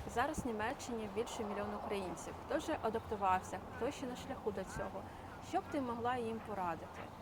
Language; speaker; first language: Ukrainian; native; Ukrainian